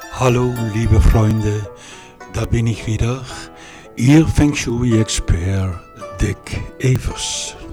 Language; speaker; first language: German; non-native, fluent; Dutch